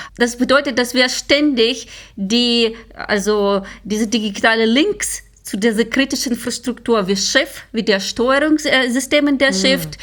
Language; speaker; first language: German; non-native, fluent; Ukrainian